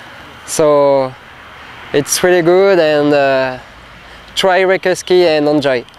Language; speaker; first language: English; non-native, learner; French